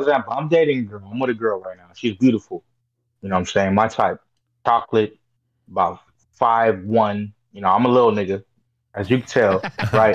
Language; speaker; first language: English; native; English